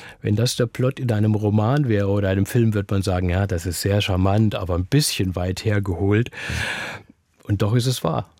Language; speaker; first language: German; native; German